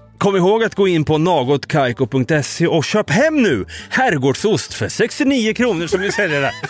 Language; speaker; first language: Swedish; native; Swedish